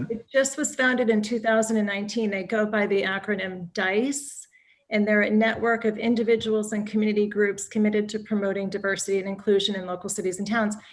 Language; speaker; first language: English; native; English